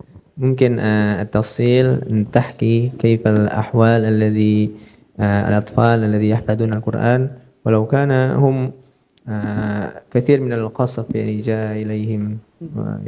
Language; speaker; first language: Arabic; non-native, learner; Indonesian